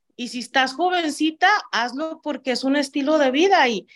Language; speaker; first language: Spanish; native; Spanish